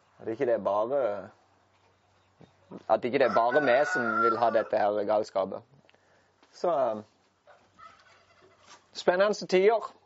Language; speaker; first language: Norwegian; native; Norwegian